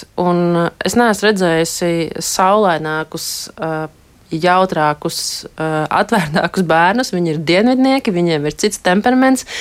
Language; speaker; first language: Latvian; native; Latvian